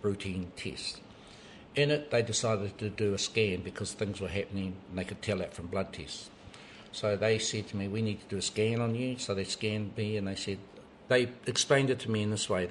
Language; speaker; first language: English; native; English